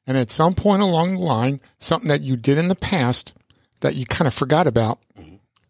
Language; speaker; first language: English; early bilingual, other home language; Italian